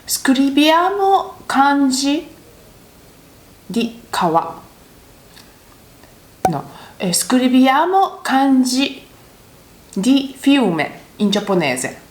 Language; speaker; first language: Italian; non-native, learner; Japanese